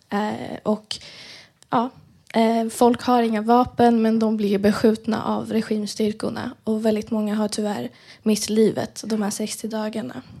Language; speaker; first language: Swedish; early bilingual, other home language; Persian